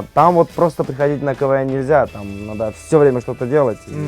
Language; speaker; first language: Russian; native; Russian